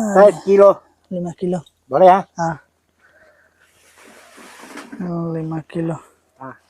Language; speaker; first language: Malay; non-native, learner; Bangla